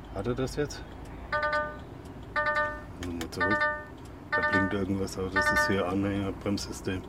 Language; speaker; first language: German; native; German